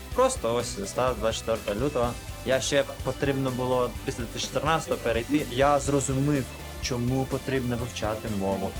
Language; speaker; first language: Ukrainian; non-native, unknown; Russian